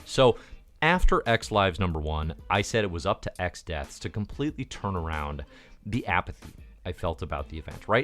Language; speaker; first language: English; native; English